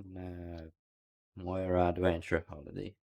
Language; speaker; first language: English; non-native, learner; Ukrainian